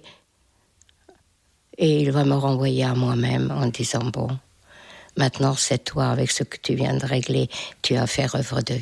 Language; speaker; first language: French; non-native, fluent; Hungarian